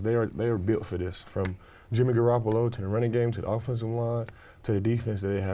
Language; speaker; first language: English; native; English